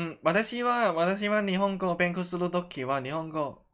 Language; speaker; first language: Japanese; non-native, learner; Cantonese